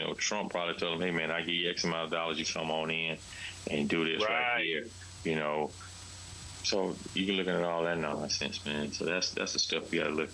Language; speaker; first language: English; native; English